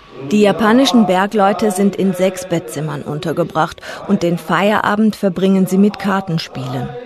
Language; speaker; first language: German; native; German